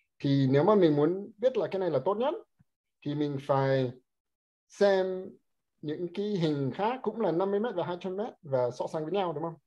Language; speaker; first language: Vietnamese; non-native, fluent; English